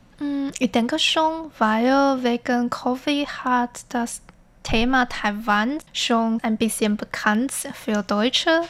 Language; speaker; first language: German; non-native, fluent; Chinese